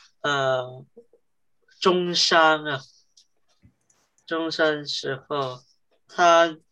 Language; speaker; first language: Chinese; early bilingual, heritage; Chinese